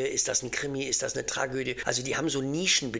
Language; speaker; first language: German; native; German